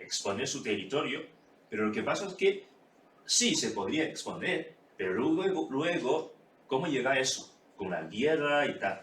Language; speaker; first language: Spanish; non-native, fluent; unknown